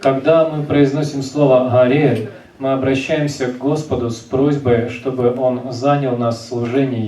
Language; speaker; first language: Russian; native; Russian